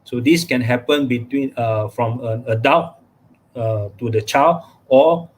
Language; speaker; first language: English; non-native, local second language; Malay